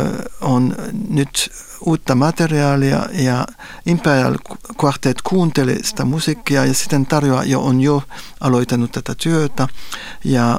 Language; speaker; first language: Finnish; non-native, fluent; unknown